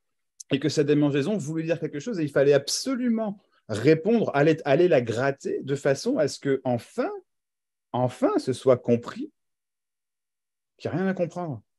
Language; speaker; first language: French; native; French